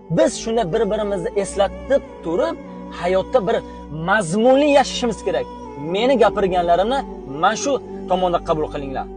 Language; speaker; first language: Uzbek; non-native, local second language; Tajik